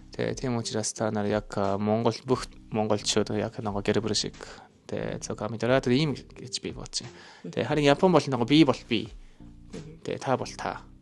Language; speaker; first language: Mongolian; non-native, learner; Japanese